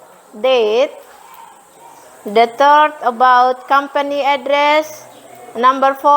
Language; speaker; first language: English; non-native, fluent; Indonesian